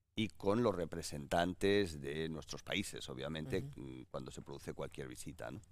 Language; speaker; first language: Spanish; native; Spanish